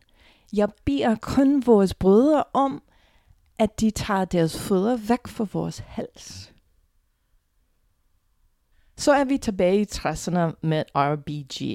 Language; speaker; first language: Danish; non-native, fluent; English